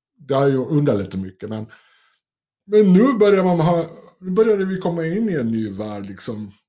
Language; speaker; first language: Swedish; native; Swedish